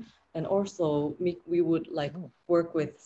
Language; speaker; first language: English; non-native, local second language; Cantonese